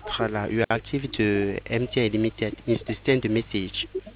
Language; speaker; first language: English; non-native, local second language; French